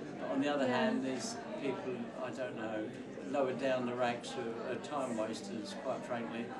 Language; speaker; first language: English; native; English